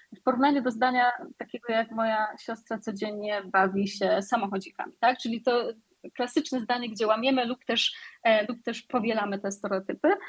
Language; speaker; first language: Polish; native; Polish